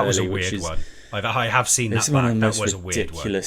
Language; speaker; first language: English; native; English